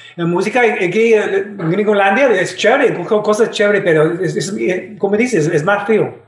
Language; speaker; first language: Spanish; non-native, fluent; English